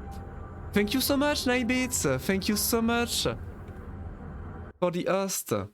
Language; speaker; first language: English; non-native, learner; French